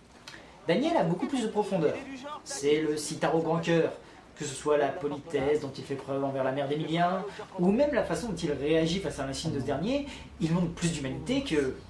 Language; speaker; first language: French; native; French